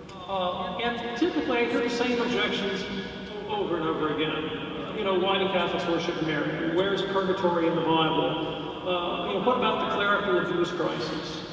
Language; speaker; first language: English; native; English